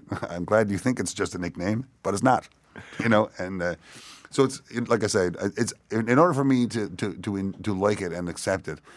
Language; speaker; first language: English; native; English